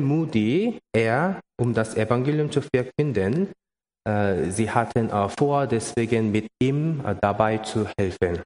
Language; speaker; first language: German; non-native, learner; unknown